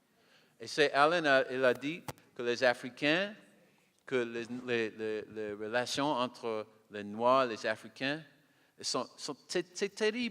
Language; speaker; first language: French; non-native, learner; English